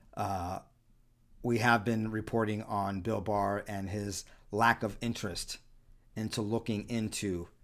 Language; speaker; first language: English; early bilingual, other home language; Spanish